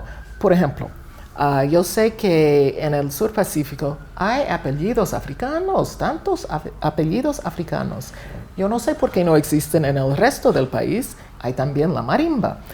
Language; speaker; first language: Spanish; non-native, fluent; English